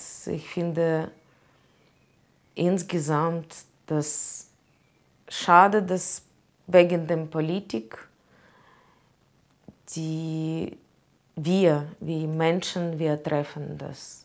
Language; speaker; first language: German; non-native, learner; Russian